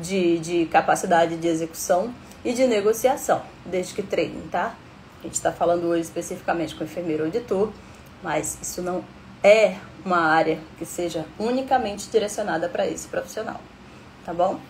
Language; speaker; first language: Portuguese; native; Portuguese